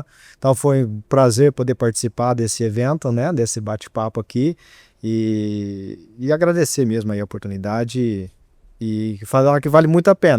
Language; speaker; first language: Portuguese; native; Portuguese